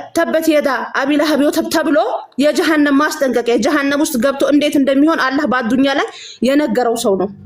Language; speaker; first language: Amharic; non-native, local second language; Tigrinya